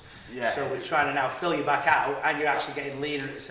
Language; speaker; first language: English; native; English